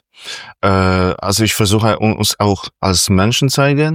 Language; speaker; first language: German; non-native, fluent; Polish